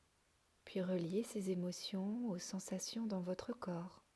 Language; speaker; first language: French; native; French